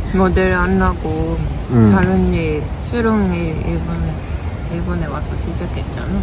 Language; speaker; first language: Korean; non-native, learner; Japanese